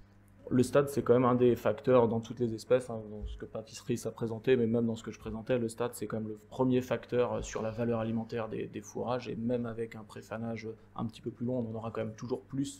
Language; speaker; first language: French; native; French